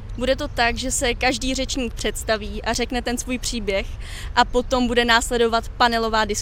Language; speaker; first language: Czech; native; Czech